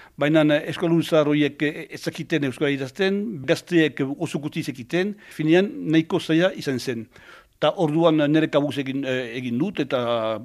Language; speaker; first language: Basque; non-native, local second language; French